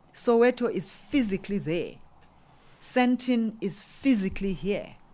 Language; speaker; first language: English; non-native, local second language; Xhosa